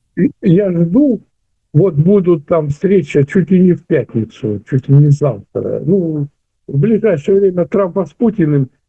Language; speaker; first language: Russian; native; Russian